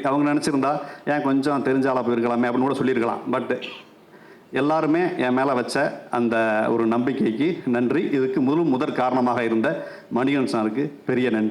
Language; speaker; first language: Tamil; native; Tamil